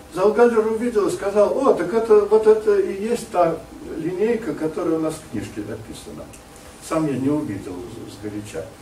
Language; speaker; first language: Russian; native; Russian